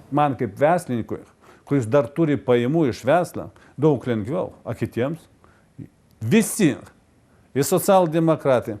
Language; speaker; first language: Lithuanian; non-native, local second language; Russian